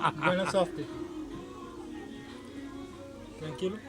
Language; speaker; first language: Spanish; non-native, learner; Kabuverdianu